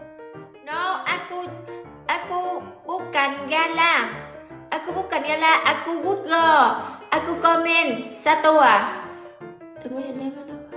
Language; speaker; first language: Indonesian; non-native, learner; Vietnamese